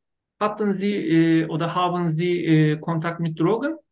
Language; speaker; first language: German; non-native, learner; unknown